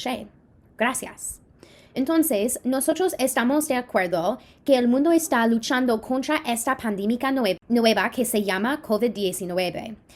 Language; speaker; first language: Spanish; non-native, fluent; English